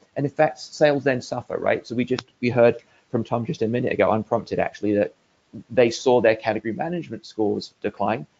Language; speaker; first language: English; native; English